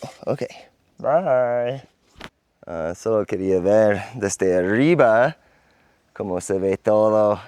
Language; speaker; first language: Spanish; non-native, learner; English